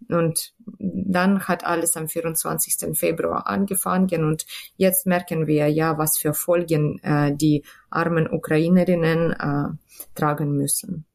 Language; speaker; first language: German; non-native, fluent; Ukrainian